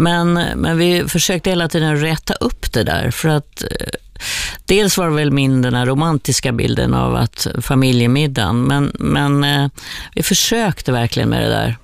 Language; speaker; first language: Swedish; native; Swedish